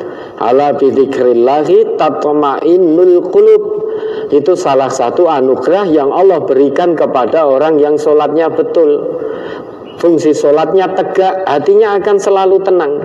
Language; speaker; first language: Indonesian; non-native, local second language; Javanese